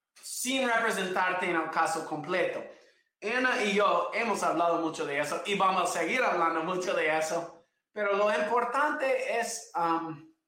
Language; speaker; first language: Spanish; non-native, fluent; English